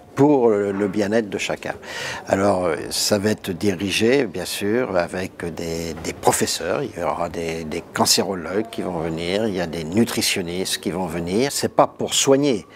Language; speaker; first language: French; native; French